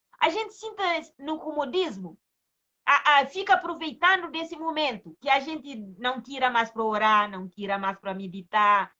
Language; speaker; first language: Portuguese; non-native, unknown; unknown